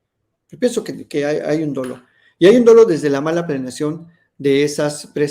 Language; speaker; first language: Spanish; native; Spanish